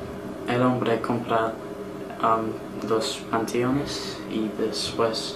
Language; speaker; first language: Spanish; non-native, learner; English